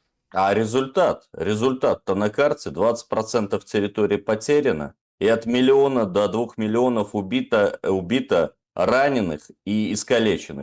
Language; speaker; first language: Russian; native; Russian